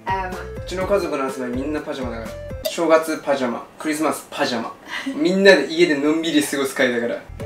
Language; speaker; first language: Japanese; native; Japanese